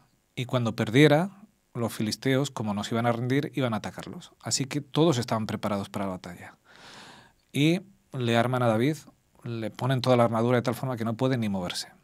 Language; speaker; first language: Spanish; native; Spanish